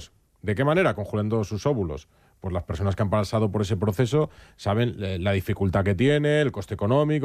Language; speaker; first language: Spanish; native; Spanish